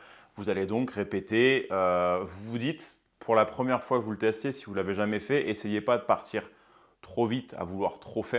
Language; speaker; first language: French; native; French